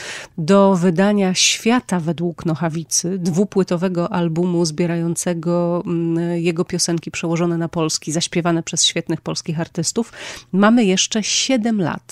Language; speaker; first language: Polish; native; Polish